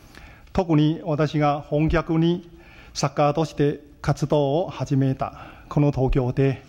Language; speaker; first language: Japanese; non-native, fluent; Chinese